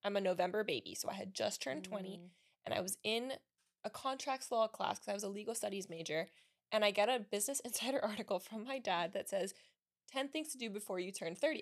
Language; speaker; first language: English; early bilingual, other home language; Spanish